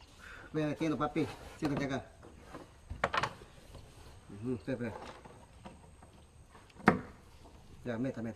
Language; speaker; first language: Spanish; non-native, local second language; Shipibo-Conibo